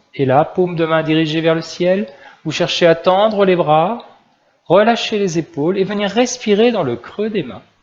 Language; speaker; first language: French; native; French